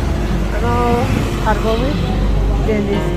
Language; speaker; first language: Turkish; non-native, learner; Kazakh